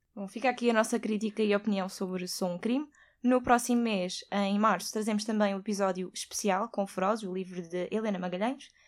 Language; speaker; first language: Portuguese; native; Portuguese